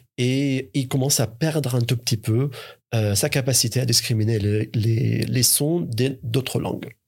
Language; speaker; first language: French; non-native, fluent; Arabic